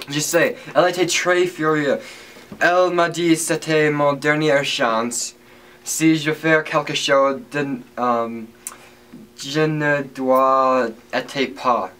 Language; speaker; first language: French; non-native, learner; English